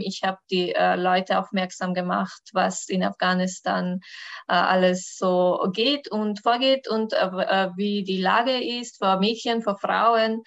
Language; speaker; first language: German; non-native, learner; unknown